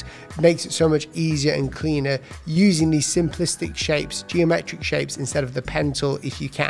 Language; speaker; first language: English; native; English